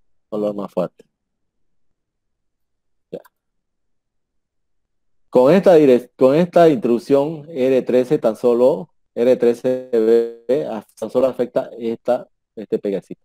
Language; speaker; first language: Spanish; native; Spanish